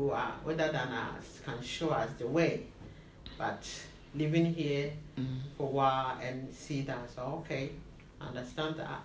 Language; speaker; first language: English; non-native, local second language; Akan